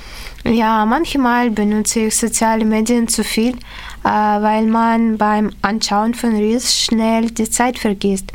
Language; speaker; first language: German; non-native, fluent; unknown